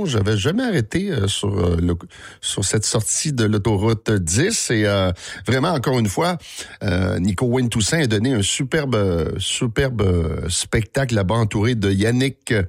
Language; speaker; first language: French; native; French